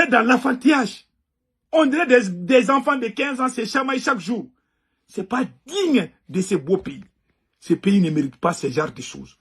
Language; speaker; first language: French; non-native, local second language; Bambara